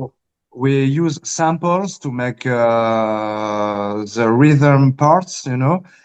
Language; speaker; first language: English; early bilingual, heritage; Spanish